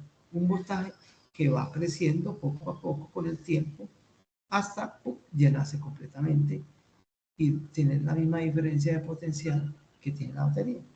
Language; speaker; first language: Spanish; native; Spanish